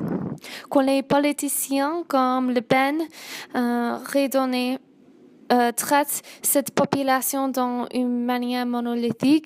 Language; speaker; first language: French; non-native, learner; English